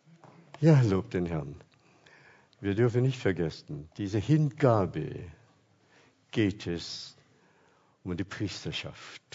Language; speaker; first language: German; non-native, fluent; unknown